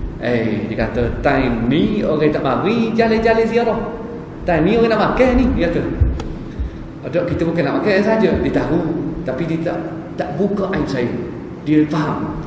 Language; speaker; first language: Malay; non-native, fluent; Arabic